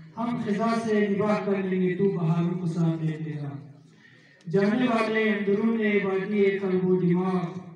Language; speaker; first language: Urdu; non-native, local second language; Balti